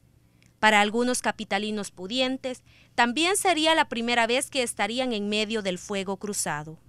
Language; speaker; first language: Spanish; native; Spanish